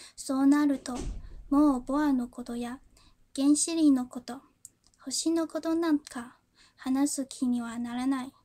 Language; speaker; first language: Japanese; non-native, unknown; Chinese